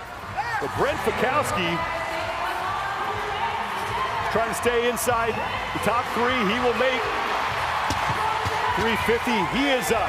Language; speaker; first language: English; native; English